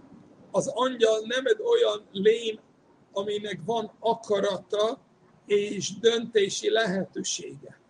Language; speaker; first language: Hungarian; non-native, fluent; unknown